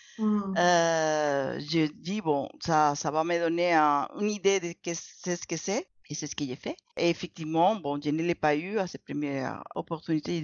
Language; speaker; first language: French; non-native, fluent; Spanish